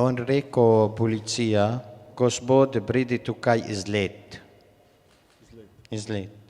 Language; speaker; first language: Slovenian; non-native, learner; Arabic